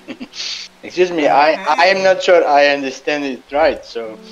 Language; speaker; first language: English; non-native, learner; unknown